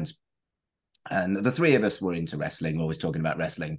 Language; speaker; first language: English; native; English